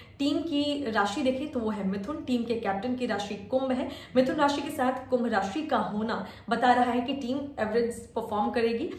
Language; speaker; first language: Hindi; native; Hindi